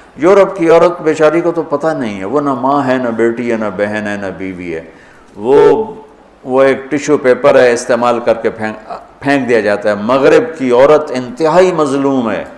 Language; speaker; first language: Urdu; non-native, local second language; Punjabi